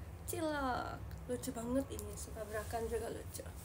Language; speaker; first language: Indonesian; non-native, learner; Japanese